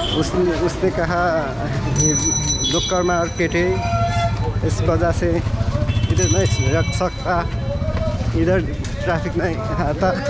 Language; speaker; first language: Hindi; non-native, learner; Nepali